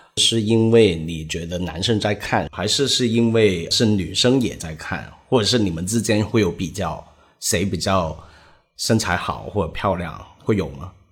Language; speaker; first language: Chinese; non-native, local second language; Cantonese